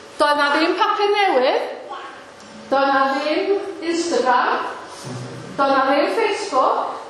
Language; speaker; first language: Welsh; native; Welsh